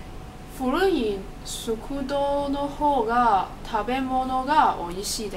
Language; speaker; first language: Japanese; non-native, learner; Cantonese